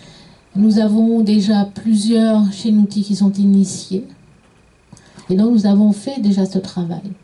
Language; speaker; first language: French; native; French